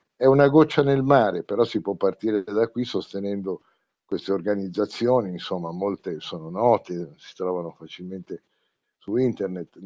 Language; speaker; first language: Italian; native; Italian